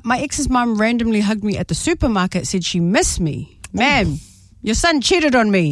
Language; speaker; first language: English; native; English